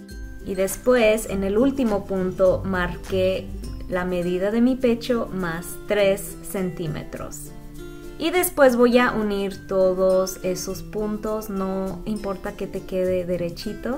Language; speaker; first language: Spanish; native; Spanish